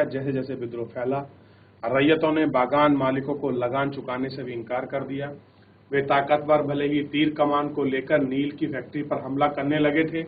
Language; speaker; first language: Hindi; native; Hindi